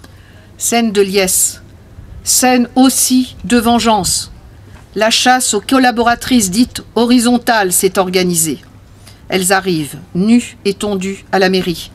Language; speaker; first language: French; native; French